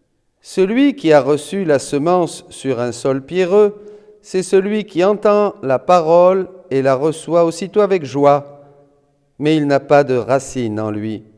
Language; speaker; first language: French; native; French